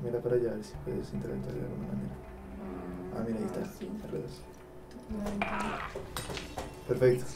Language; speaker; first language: Spanish; native; Spanish